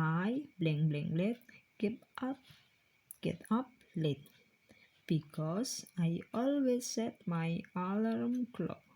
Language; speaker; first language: English; non-native, fluent; Indonesian